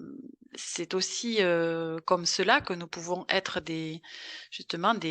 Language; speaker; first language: French; native; French